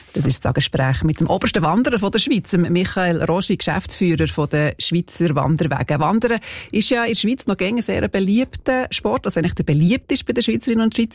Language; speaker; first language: German; native; German